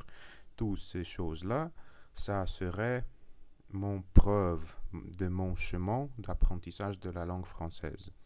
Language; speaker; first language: French; non-native, learner; Russian